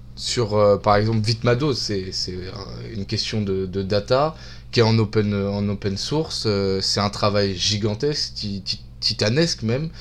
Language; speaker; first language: French; native; French